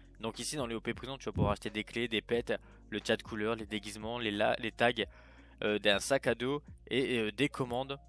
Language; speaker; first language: French; native; French